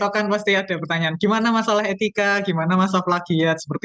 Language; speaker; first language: Indonesian; native; Indonesian